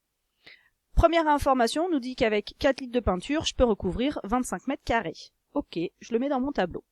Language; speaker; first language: French; native; French